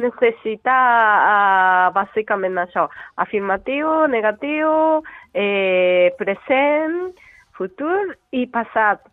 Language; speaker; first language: Catalan; non-native, learner; Japanese